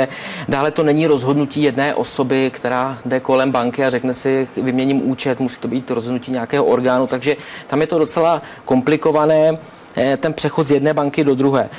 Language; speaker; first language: Czech; native; Czech